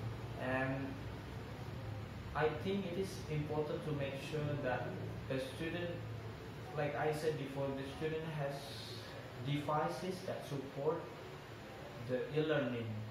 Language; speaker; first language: English; non-native, learner; Indonesian